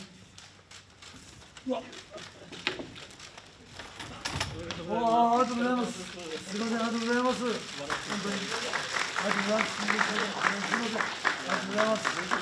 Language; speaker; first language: Japanese; native; Japanese